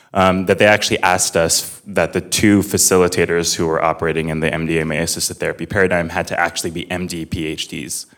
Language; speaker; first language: English; native; English